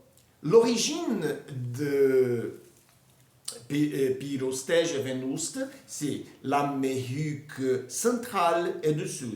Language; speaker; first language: French; non-native, fluent; Portuguese